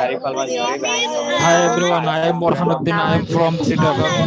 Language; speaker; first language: English; non-native, learner; Bangla